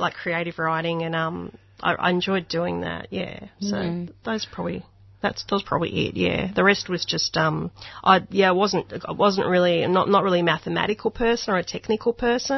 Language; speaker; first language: English; non-native, local second language; Hungarian